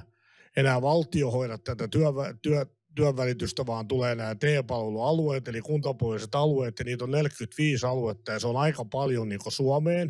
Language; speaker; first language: Finnish; native; Finnish